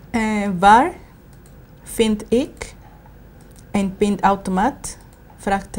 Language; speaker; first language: Dutch; non-native, learner; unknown